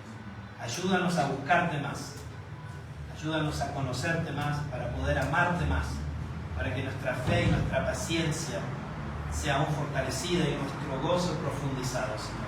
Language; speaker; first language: Spanish; native; Spanish